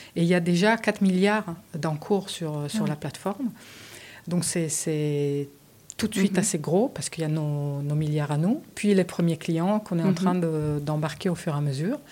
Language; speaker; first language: French; early bilingual, other home language; Romanian